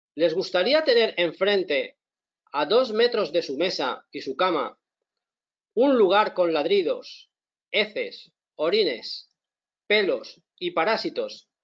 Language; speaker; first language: Spanish; non-native, local second language; Catalan